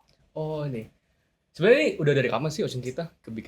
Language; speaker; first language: Indonesian; native; Indonesian